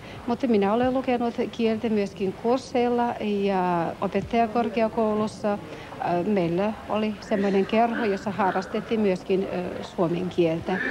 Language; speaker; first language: Finnish; early bilingual, heritage; Finnish